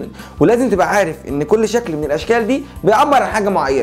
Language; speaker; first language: Arabic; native; Arabic